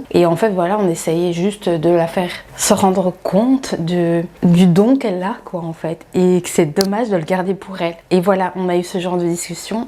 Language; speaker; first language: French; native; French